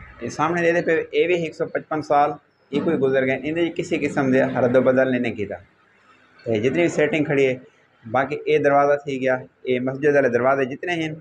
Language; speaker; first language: Urdu; non-native, local second language; Saraiki